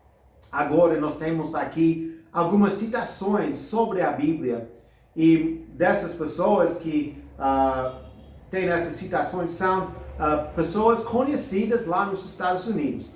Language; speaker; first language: Portuguese; non-native, fluent; English